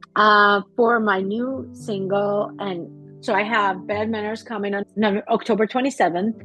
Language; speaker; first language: English; non-native, fluent; Russian